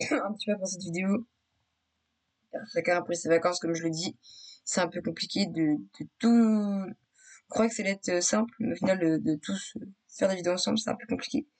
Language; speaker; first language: French; native; French